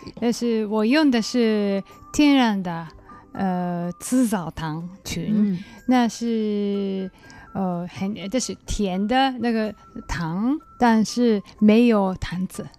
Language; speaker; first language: Chinese; non-native, learner; Japanese